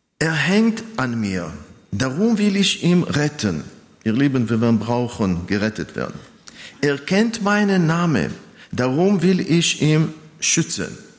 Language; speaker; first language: German; non-native, fluent; Hebrew